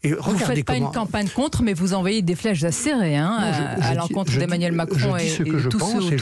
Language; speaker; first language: French; native; French